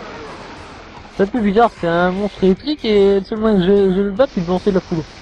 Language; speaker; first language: French; native; French